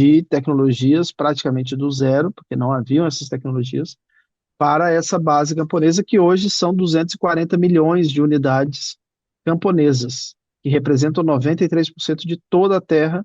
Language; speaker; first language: Portuguese; native; Portuguese